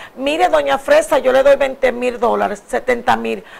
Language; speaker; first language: Spanish; native; Spanish